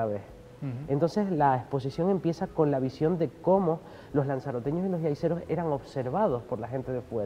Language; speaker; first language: Spanish; native; Spanish